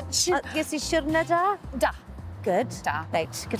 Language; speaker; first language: Welsh; native; Welsh